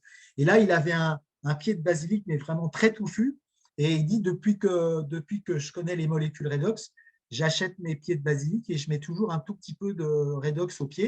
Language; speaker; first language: French; native; French